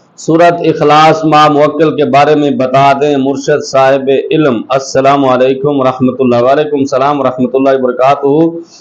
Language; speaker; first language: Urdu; non-native, local second language; Pashto